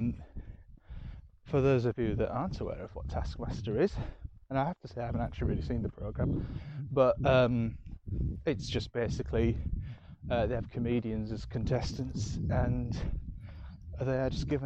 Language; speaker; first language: English; native; English